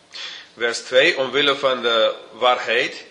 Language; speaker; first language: Dutch; non-native, fluent; English